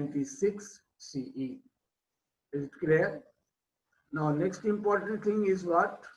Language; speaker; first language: English; non-native, local second language; Hindi